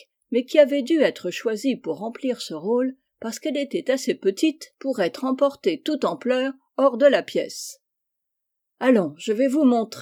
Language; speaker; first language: French; native; French